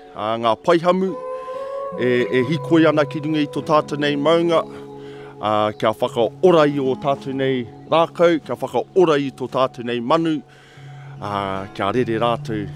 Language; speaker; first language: Māori; non-native, local second language; English